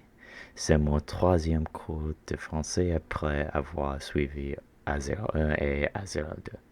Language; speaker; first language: French; non-native, learner; English